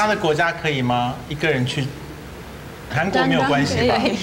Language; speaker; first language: Chinese; native; Chinese